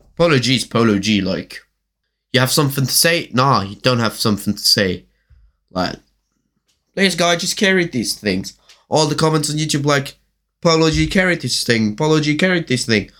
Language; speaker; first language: English; non-native, learner; German